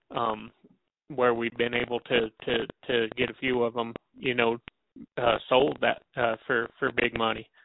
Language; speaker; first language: English; native; English